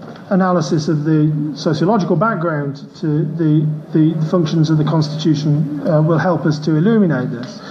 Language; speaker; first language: English; native; English